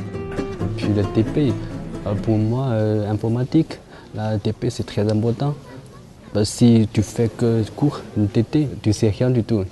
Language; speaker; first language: French; non-native, learner; Chinese